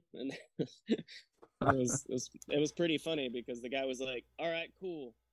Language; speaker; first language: English; native; English